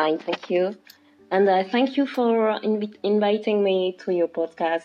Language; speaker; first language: English; non-native, local second language; French